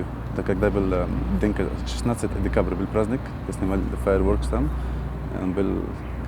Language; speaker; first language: Russian; non-native, learner; Arabic